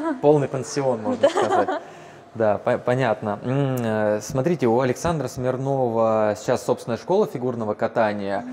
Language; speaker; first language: Russian; native; Russian